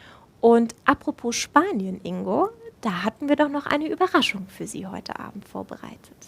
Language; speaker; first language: German; native; German